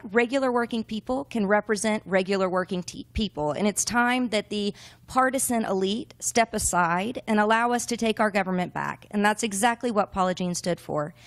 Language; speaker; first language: English; native; English